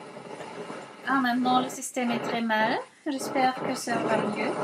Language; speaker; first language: French; non-native, fluent; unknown